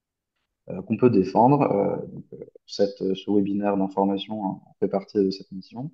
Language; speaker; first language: French; native; French